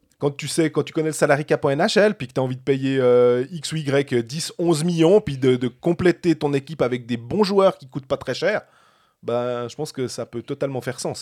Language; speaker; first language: French; native; French